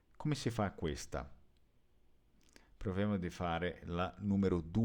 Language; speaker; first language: Italian; non-native, fluent; Portuguese